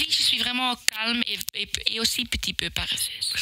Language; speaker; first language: French; non-native, local second language; Dutch